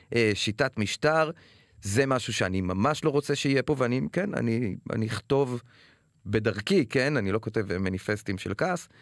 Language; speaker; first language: Hebrew; native; Hebrew